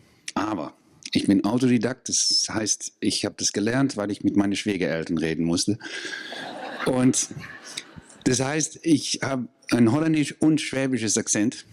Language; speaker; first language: German; non-native, fluent; Dutch